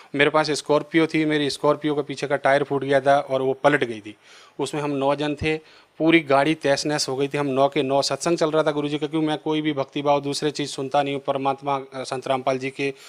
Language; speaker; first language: Hindi; native; Hindi